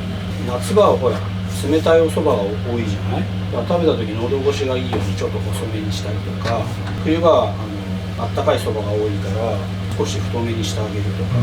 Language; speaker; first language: Japanese; native; Japanese